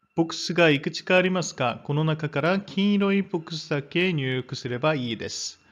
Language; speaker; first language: Japanese; non-native, fluent; Korean